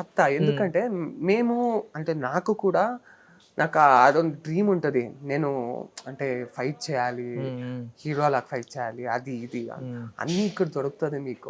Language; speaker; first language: Telugu; non-native, learner; Kannada